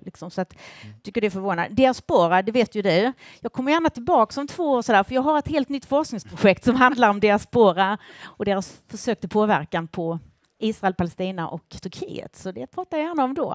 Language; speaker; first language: Swedish; native; Swedish